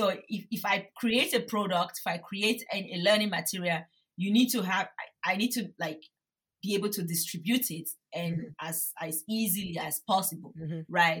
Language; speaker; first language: English; non-native, local second language; Bini